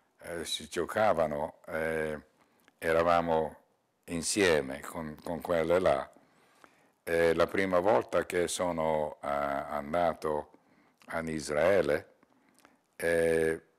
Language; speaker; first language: Italian; non-native, learner; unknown